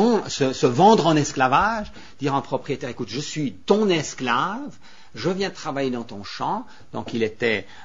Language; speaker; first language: French; native; French